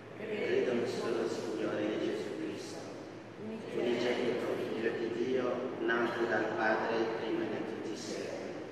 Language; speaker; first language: Italian; non-native, fluent; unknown